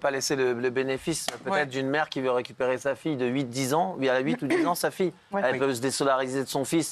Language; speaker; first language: French; native; French